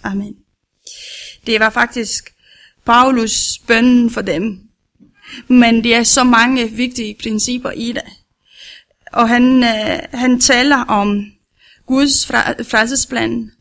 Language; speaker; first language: Danish; non-native, learner; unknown